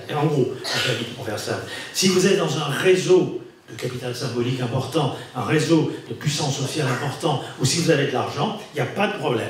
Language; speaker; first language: French; native; French